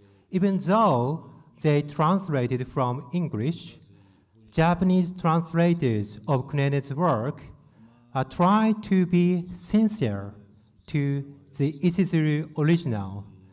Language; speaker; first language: English; non-native, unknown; Japanese